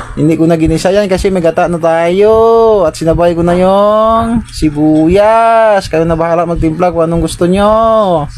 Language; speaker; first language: Filipino; non-native, local second language; Cebuano